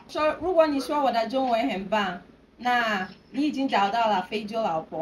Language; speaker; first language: Chinese; non-native, fluent; Yoruba